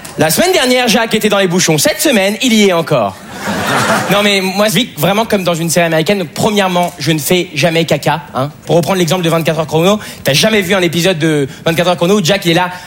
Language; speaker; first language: French; native; French